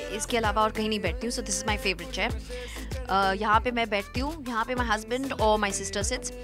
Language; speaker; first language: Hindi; early bilingual, heritage; Hindi